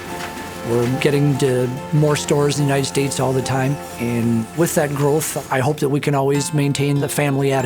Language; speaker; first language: English; native; English